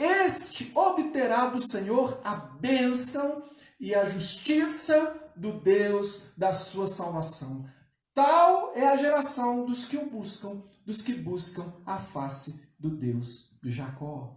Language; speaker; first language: Portuguese; native; Portuguese